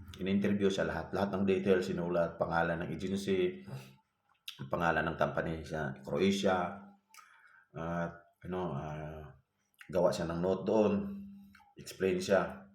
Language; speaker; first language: Filipino; non-native, local second language; Cebuano